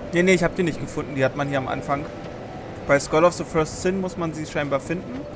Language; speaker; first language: German; native; German